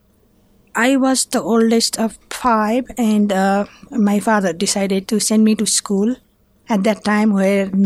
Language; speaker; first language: English; non-native, fluent; Nepali